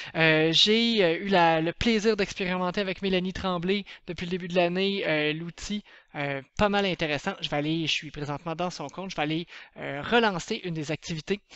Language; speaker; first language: French; native; French